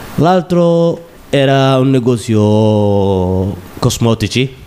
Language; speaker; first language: Italian; non-native, learner; Somali